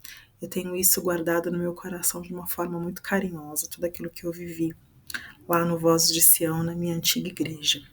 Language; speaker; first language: Portuguese; native; Portuguese